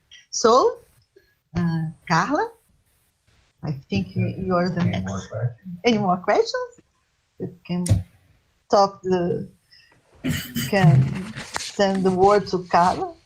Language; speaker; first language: English; non-native, learner; Portuguese